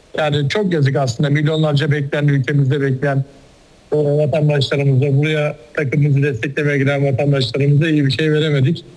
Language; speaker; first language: Turkish; native; Turkish